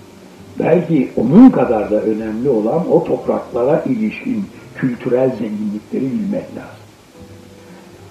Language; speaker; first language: Turkish; native; Turkish